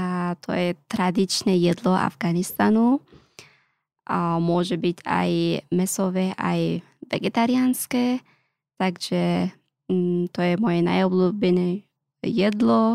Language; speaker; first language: Slovak; non-native, learner; Pashto